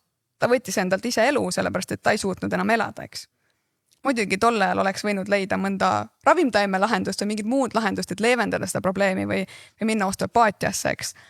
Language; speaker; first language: Estonian; native; Estonian